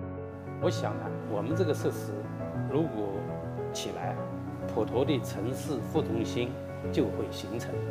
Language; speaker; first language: Chinese; native; Chinese